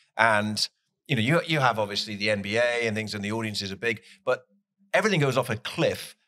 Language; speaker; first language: English; native; English